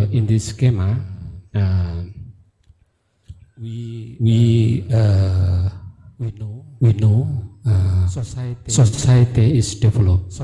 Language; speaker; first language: English; non-native, learner; Indonesian